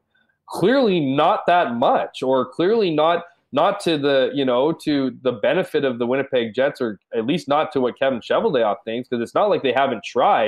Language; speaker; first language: English; native; English